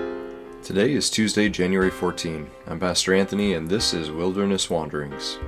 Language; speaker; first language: English; native; English